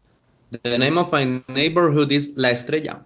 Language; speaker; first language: English; non-native, fluent; Spanish